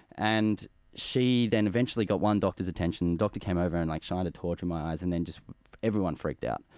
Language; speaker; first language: English; native; English